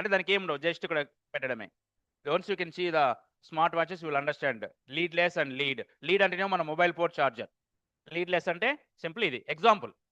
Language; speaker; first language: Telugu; native; Telugu